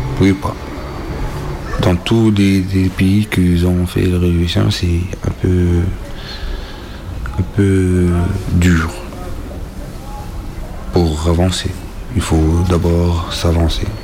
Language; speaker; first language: French; non-native, learner; Arabic